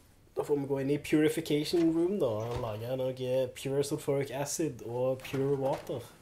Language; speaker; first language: Norwegian; native; Norwegian